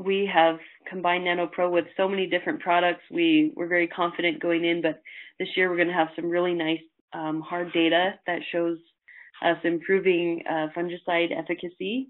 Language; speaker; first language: English; native; English